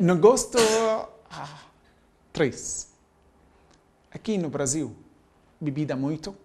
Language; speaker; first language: Portuguese; non-native, learner; Arabic